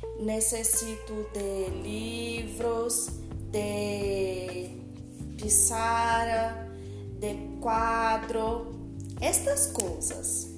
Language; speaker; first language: Portuguese; non-native, learner; Spanish